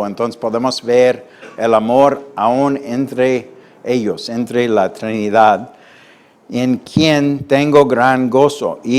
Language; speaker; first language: Spanish; non-native, fluent; English